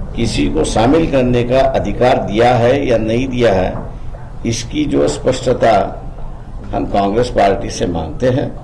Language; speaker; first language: Hindi; non-native, local second language; Marathi